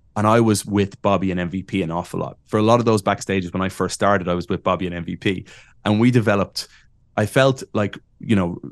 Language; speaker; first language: English; native; English